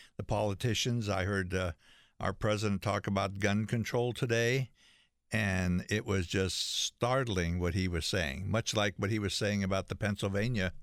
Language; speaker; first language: English; native; English